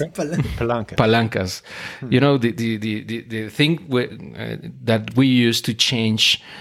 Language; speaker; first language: English; non-native, fluent; Spanish